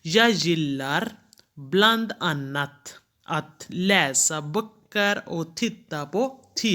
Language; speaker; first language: Swedish; non-native, fluent; Hindi